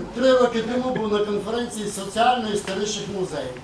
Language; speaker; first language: Ukrainian; native; Ukrainian